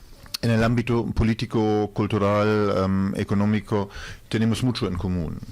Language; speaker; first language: Spanish; non-native, fluent; German